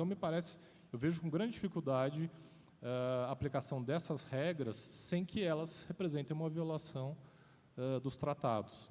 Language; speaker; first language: Portuguese; native; Portuguese